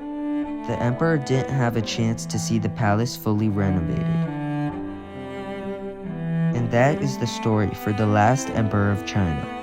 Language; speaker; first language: English; non-native, fluent; Chinese